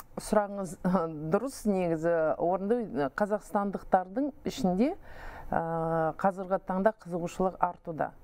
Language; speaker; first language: Kazakh; native; Kazakh